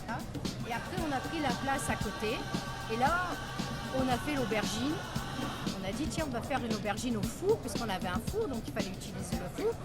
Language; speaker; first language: French; native; French